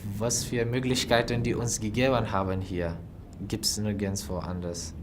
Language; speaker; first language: German; non-native, fluent; Pashto